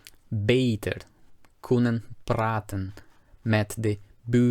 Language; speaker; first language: Dutch; non-native, fluent; Portuguese